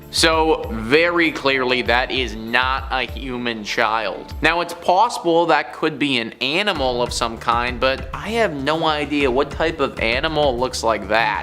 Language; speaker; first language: English; native; English